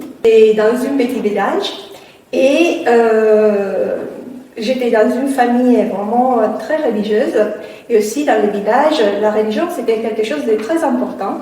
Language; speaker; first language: French; non-native, fluent; Italian